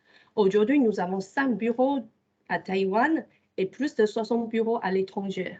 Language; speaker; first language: French; non-native, fluent; Chinese